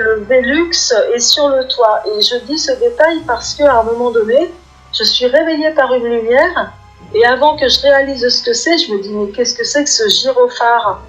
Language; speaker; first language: French; native; French